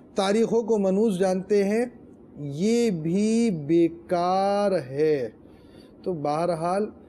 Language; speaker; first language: Urdu; native; Urdu